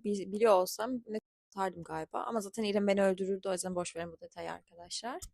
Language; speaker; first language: Turkish; early bilingual, heritage; Turkish